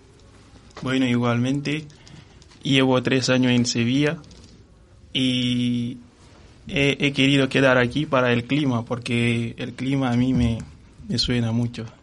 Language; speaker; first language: Spanish; non-native, fluent; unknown